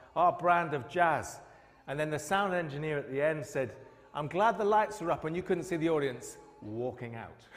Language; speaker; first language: English; native; English